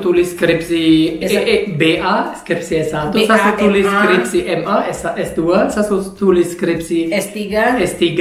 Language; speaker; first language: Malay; non-native, fluent; German